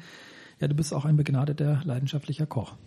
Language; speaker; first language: German; native; German